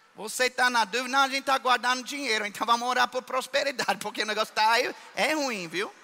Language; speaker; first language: Portuguese; non-native, fluent; English